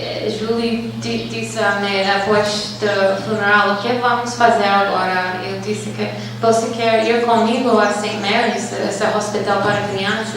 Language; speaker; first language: Portuguese; non-native, fluent; English